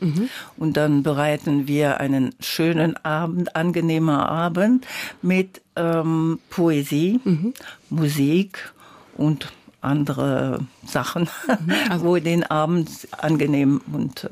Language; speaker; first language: German; non-native, local second language; French